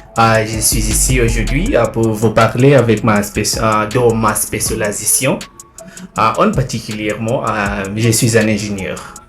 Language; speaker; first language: French; non-native, learner; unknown